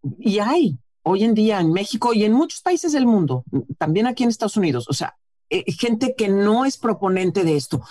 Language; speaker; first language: Spanish; native; Spanish